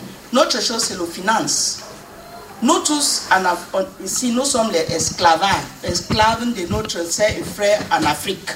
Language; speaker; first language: French; non-native, fluent; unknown